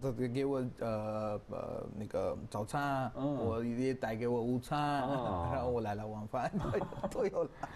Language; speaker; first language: Chinese; non-native, learner; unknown